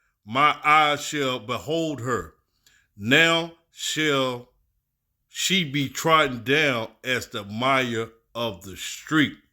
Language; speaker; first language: English; native; English